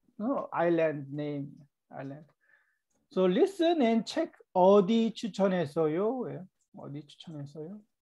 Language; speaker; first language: Korean; native; Korean